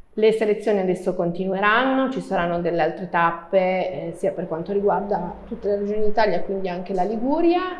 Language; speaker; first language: Italian; native; Italian